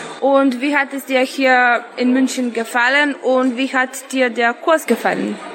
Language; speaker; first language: German; non-native, fluent; Serbian